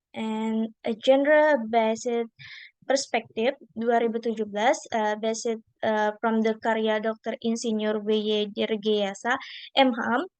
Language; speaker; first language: English; non-native, learner; Indonesian